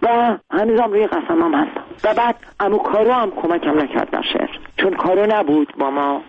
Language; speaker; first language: Persian; non-native, local second language; Armenian